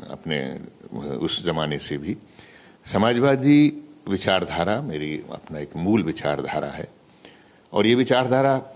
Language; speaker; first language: Hindi; native; Hindi